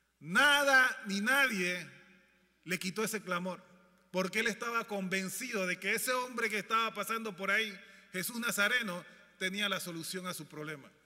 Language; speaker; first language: Spanish; native; Spanish